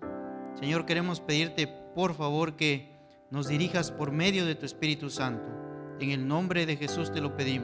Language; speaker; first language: Spanish; native; Spanish